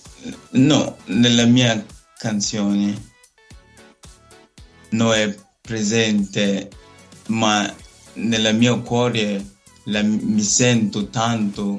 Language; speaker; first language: Italian; non-native, learner; Nigerian Pidgin